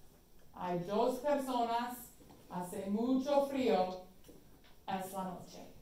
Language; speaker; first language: Spanish; non-native, fluent; English